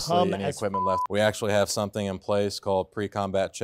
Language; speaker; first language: English; native; English